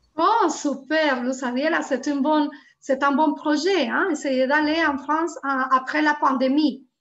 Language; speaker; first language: French; non-native, fluent; Spanish